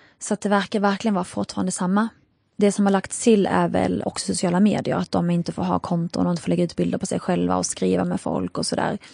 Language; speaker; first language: Swedish; early bilingual, other home language; Arabic